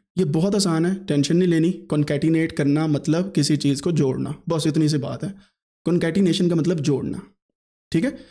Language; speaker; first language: Urdu; native; Urdu